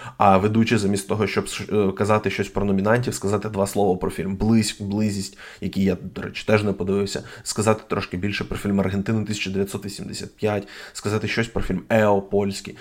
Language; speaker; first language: Ukrainian; non-native, local second language; Russian